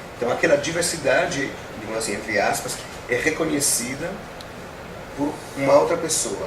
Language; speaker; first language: Portuguese; non-native, fluent; Italian